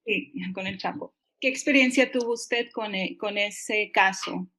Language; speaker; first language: Spanish; early bilingual, heritage; Spanish